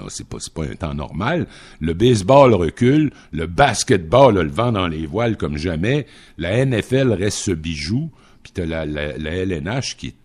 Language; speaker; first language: French; native; French